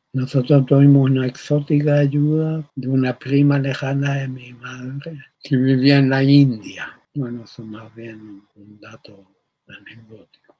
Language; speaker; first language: Spanish; early bilingual, other home language; German